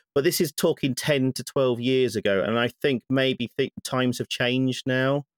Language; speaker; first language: English; native; English